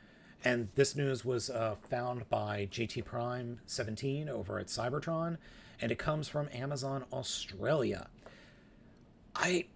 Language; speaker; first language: English; native; English